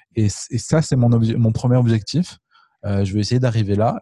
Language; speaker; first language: French; native; French